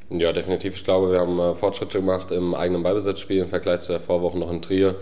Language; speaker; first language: German; native; German